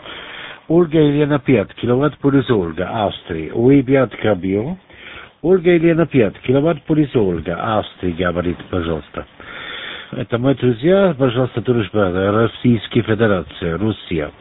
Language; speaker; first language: Russian; non-native, learner; German